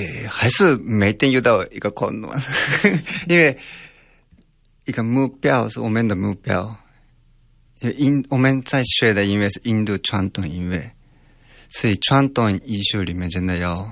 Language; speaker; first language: Chinese; non-native, fluent; Japanese